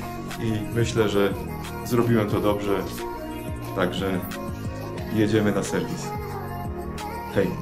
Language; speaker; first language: Polish; native; Polish